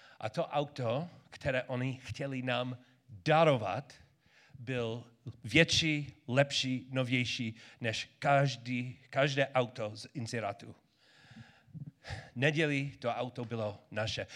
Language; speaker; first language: Czech; non-native, learner; English